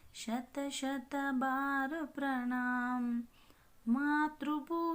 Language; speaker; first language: Hindi; non-native, local second language; Kannada